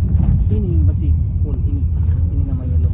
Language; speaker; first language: Indonesian; non-native, learner; Hindi